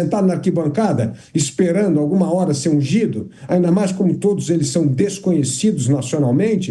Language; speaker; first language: Portuguese; native; Portuguese